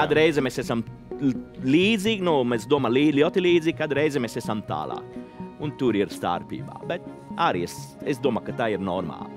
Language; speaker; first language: Latvian; non-native, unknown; Italian